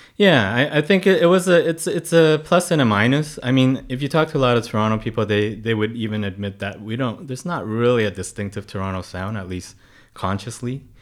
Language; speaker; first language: English; non-native, local second language; Cantonese